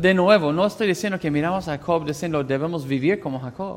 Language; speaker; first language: Spanish; non-native, fluent; English